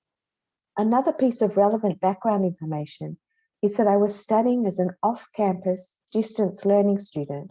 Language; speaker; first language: English; non-native, fluent; Hebrew